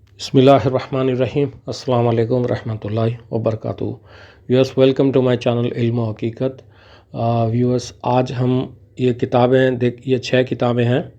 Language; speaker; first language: Urdu; native; Urdu